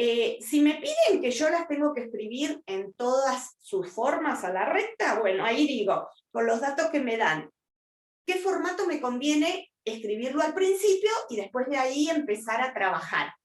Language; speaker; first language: Spanish; native; Spanish